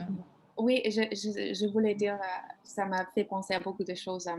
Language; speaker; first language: French; non-native, learner; English